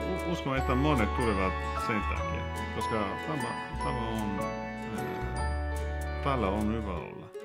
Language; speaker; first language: Finnish; non-native, learner; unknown